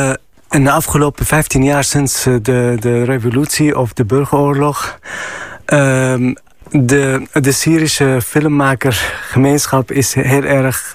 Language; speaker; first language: Dutch; non-native, fluent; Arabic